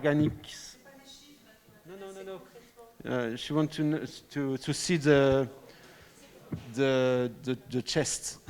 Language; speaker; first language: English; non-native, fluent; French